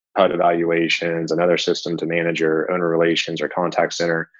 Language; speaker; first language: English; native; English